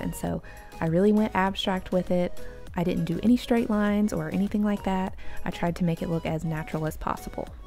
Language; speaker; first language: English; native; English